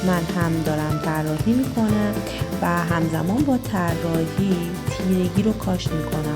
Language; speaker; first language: Persian; native; Persian